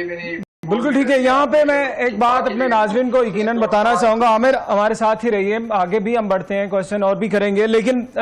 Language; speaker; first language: Urdu; native; Urdu